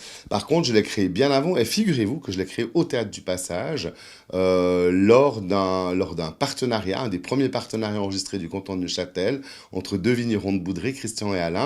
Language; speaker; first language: French; native; French